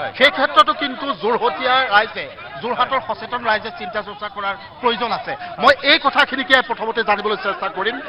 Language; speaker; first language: Assamese; native; Assamese